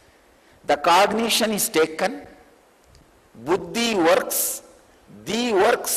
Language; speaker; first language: English; non-native, local second language; Tamil